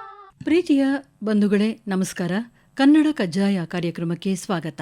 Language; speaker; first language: Kannada; native; Kannada